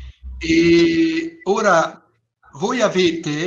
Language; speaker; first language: Spanish; non-native, learner; Italian